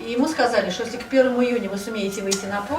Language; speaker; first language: Russian; native; Russian